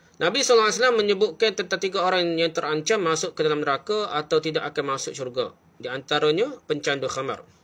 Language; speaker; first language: Malay; native; Malay